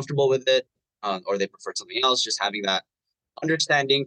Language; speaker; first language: English; non-native, local second language; Filipino